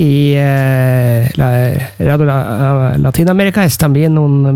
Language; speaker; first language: Spanish; non-native, learner; Norwegian